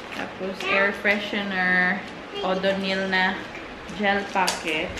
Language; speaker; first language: Filipino; non-native, local second language; Hiligaynon